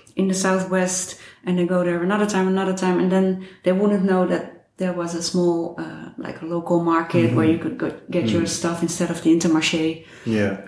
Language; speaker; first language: English; non-native, fluent; Dutch